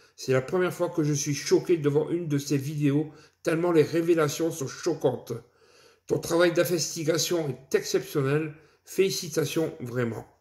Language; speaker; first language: French; native; French